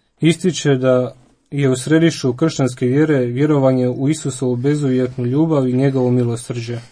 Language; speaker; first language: Croatian; native; Croatian